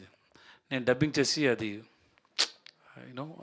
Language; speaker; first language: Telugu; non-native, learner; Tamil